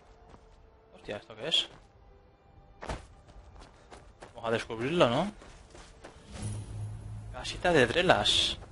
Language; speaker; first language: Spanish; native; Spanish